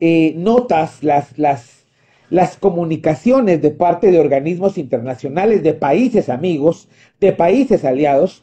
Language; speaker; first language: Spanish; native; Spanish